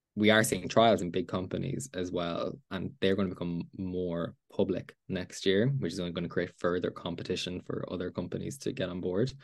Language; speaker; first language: English; native; English